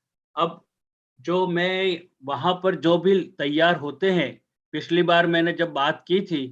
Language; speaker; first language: Hindi; native; Hindi